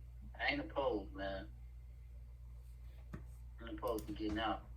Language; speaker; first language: English; native; English